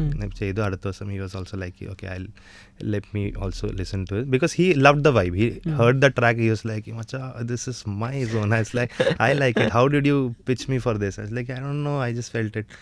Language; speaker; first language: English; early bilingual, other home language; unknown